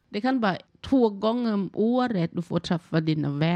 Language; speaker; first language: Swedish; non-native, learner; Thai